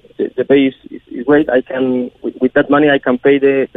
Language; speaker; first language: English; non-native, learner; Spanish